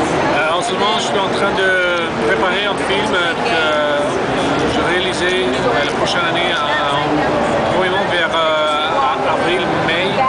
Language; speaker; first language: French; non-native, learner; English